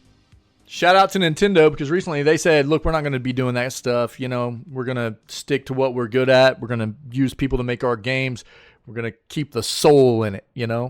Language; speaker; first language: English; native; English